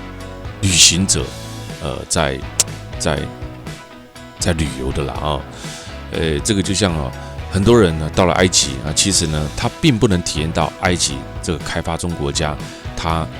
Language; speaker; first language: Chinese; native; Chinese